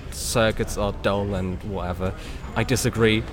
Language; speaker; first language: English; non-native, fluent; German